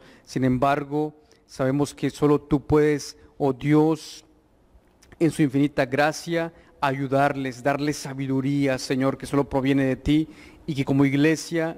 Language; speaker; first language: Spanish; native; Spanish